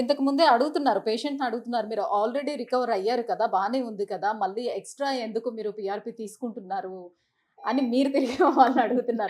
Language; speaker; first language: Telugu; native; Telugu